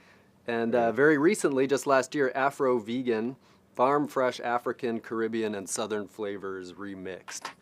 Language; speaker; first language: English; native; English